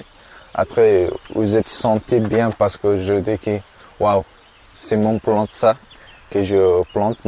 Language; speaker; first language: French; non-native, learner; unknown